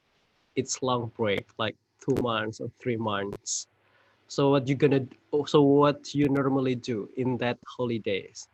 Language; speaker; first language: English; non-native, fluent; Indonesian